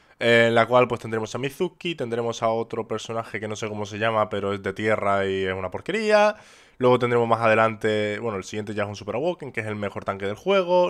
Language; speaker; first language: Spanish; native; Spanish